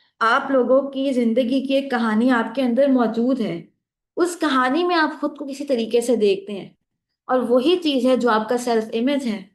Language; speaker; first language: Urdu; native; Urdu